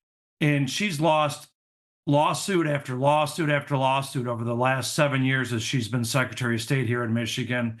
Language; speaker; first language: English; native; English